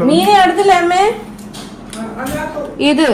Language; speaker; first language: Malayalam; non-native, learner; Nepali